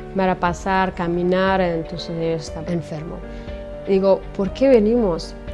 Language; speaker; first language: Spanish; non-native, learner; Persian